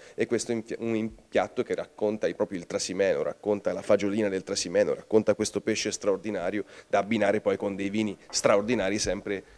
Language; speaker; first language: Italian; native; Italian